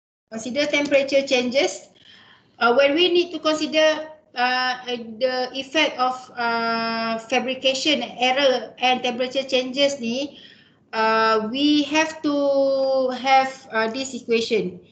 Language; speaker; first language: English; non-native, local second language; Malay